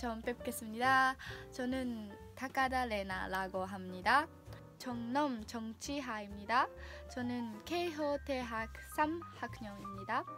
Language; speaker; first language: Korean; non-native, learner; Japanese